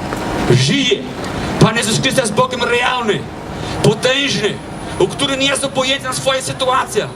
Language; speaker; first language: Polish; non-native, fluent; Portuguese